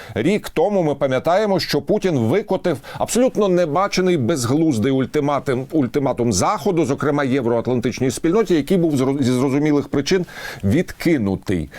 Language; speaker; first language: Ukrainian; native; Ukrainian